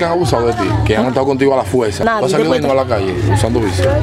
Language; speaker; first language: Spanish; native; Spanish